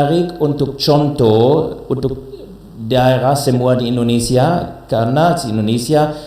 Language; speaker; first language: Indonesian; non-native, learner; German